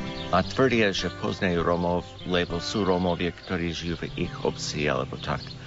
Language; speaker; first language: Slovak; non-native, learner; English